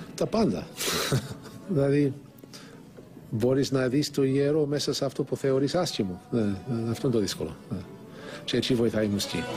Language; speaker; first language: Greek; non-native, fluent; English